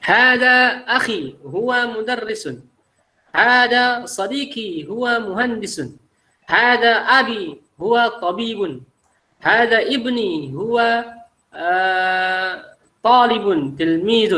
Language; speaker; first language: Arabic; non-native, fluent; Indonesian